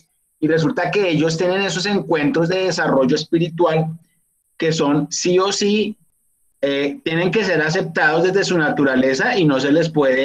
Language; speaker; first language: Spanish; native; Spanish